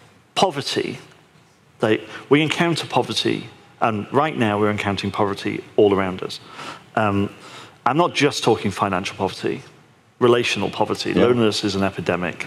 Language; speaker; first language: English; native; English